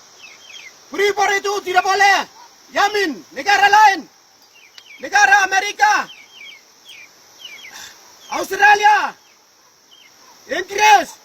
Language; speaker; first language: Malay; non-native, local second language; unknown